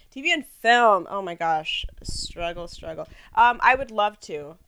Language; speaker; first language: English; early bilingual, other home language; Spanish